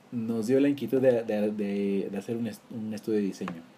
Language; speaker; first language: Spanish; native; Spanish